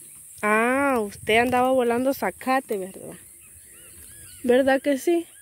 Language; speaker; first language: Spanish; native; Spanish